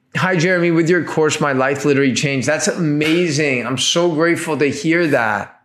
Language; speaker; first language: English; native; English